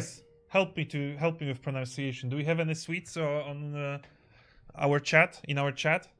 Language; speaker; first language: English; non-native, fluent; Polish